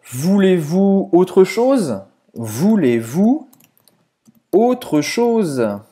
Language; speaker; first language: French; native; French